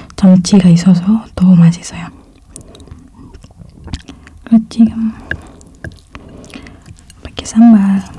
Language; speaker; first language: Korean; non-native, fluent; Indonesian